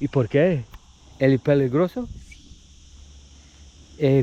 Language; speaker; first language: Spanish; non-native, learner; English